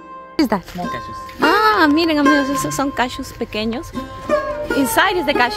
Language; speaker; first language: Spanish; native; Spanish